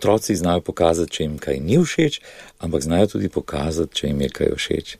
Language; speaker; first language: Slovenian; native; Slovenian